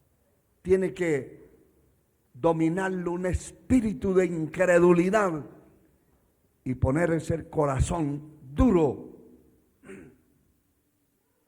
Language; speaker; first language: Spanish; native; Spanish